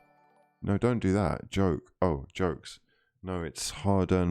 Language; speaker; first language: English; native; English